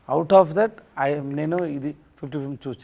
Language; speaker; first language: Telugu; non-native, learner; Tamil